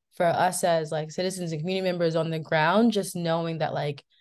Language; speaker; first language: English; native; English